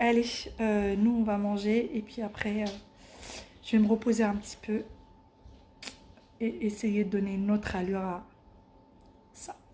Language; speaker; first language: French; native; French